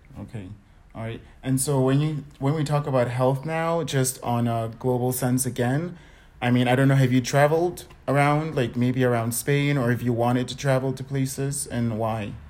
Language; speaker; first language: English; native; English